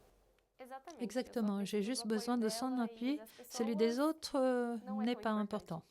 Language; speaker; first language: French; non-native, fluent; Portuguese